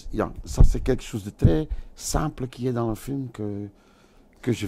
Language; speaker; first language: French; non-native, local second language; Dutch